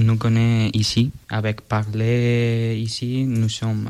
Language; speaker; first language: French; non-native, learner; Spanish